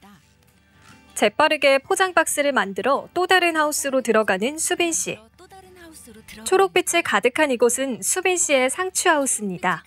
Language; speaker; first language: Korean; native; Korean